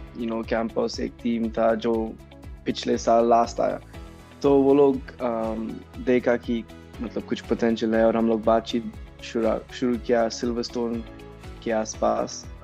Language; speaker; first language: Hindi; non-native, local second language; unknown